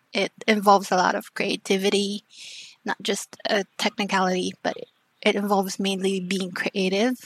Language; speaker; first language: English; non-native, local second language; Filipino